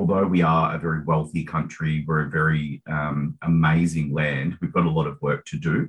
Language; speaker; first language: English; native; English